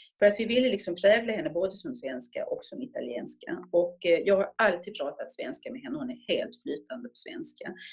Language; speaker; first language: Swedish; native; Swedish